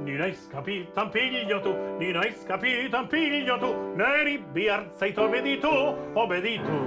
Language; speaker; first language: Basque; native; Basque